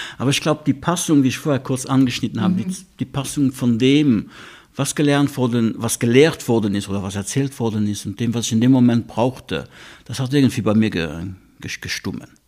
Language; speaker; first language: German; non-native, local second language; Luxembourgish